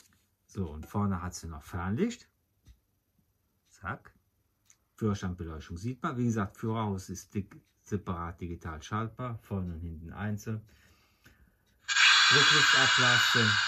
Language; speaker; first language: German; native; German